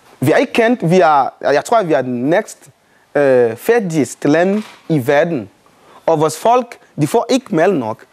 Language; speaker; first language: Danish; non-native, fluent; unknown